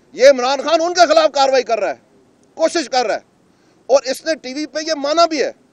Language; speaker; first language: Urdu; non-native, local second language; Punjabi